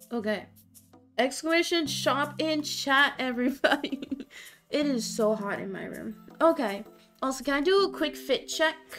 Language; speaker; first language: English; native; English